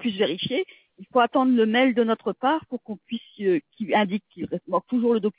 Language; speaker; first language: French; native; French